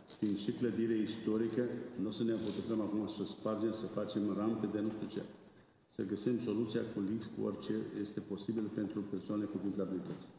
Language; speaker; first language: Romanian; native; Romanian